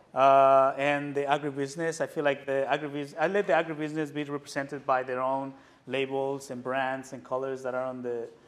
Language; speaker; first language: English; non-native, fluent; Spanish